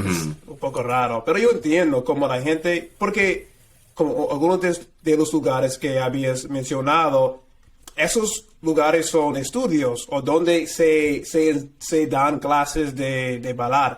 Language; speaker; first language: Spanish; non-native, fluent; English